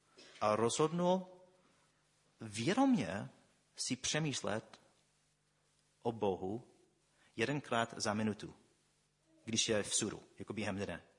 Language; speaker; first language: Czech; non-native, fluent; English